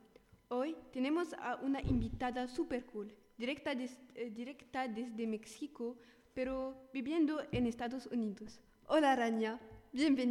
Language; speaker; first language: Spanish; non-native, learner; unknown